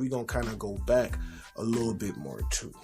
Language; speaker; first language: English; native; English